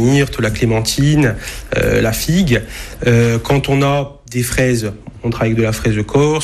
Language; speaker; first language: French; native; French